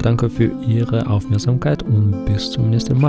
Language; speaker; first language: German; non-native, fluent; Ukrainian